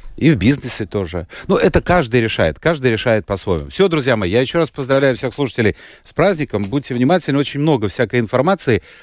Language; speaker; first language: Russian; native; Russian